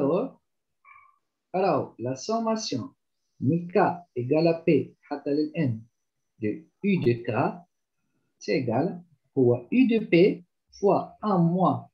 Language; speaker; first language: French; non-native, local second language; Arabic